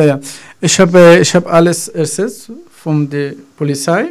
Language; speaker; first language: German; non-native, learner; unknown